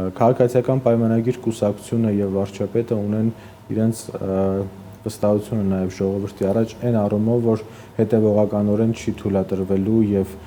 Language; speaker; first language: Armenian; native; Armenian